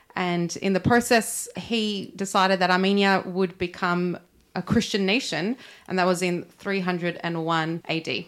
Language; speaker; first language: English; non-native, local second language; Armenian